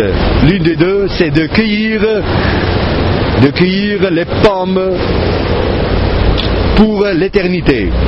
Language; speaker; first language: French; non-native, fluent; Arabic